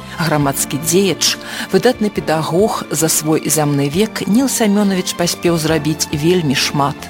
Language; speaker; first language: Belarusian; native; Belarusian